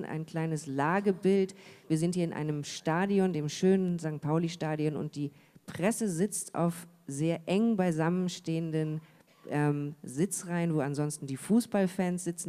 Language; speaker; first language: German; native; German